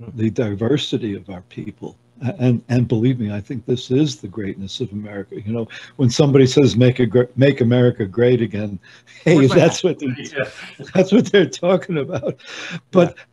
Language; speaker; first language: English; native; English